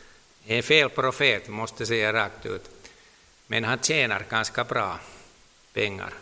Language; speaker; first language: Swedish; non-native, local second language; Finnish